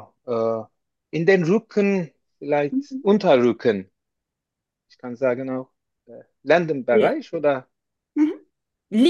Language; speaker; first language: German; non-native, learner; Turkish